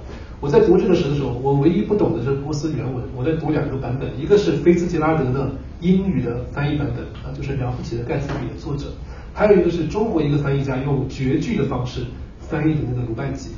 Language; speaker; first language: Chinese; native; Chinese